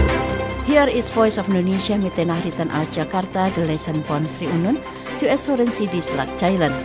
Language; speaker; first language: German; non-native, fluent; Indonesian